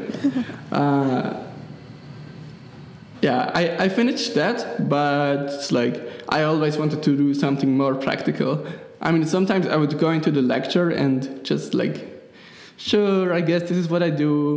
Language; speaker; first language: English; non-native, fluent; German